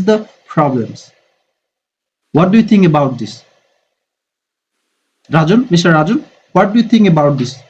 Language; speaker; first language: English; non-native, fluent; Bangla